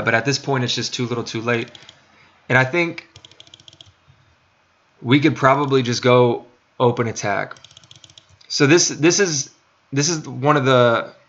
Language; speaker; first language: English; native; English